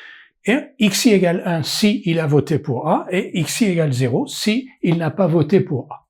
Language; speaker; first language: French; native; French